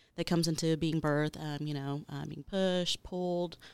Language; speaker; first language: English; native; English